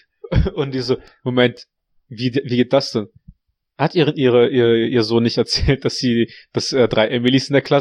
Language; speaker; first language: German; native; German